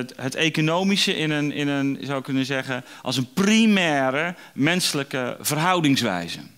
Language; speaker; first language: Dutch; native; Dutch